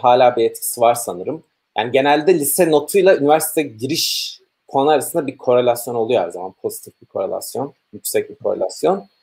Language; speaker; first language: Turkish; native; Turkish